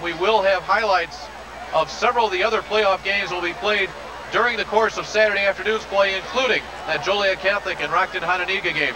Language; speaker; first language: English; native; English